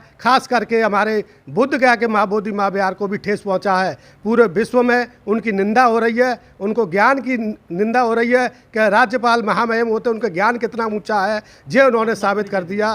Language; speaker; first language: Hindi; native; Hindi